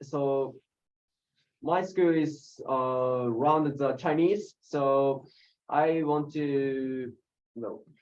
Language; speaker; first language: English; non-native, learner; Japanese